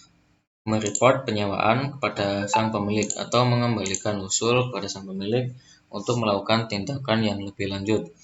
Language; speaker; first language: Indonesian; native; Indonesian